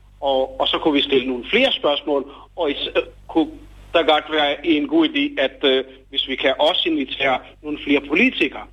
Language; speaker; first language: Danish; non-native, fluent; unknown